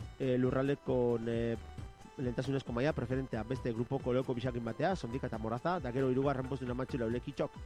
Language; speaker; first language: Basque; native; Basque